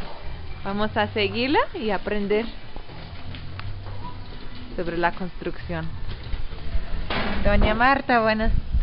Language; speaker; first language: Spanish; non-native, fluent; English